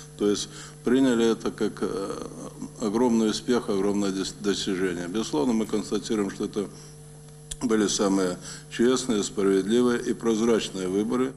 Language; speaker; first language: Russian; non-native, local second language; Kyrgyz